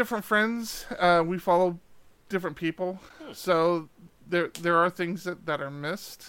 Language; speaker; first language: English; native; English